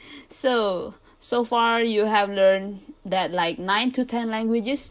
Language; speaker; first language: English; early bilingual, other home language; Indonesian